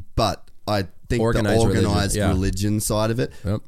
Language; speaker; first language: English; native; English